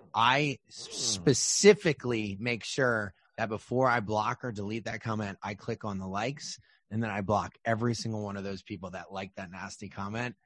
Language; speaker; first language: English; native; English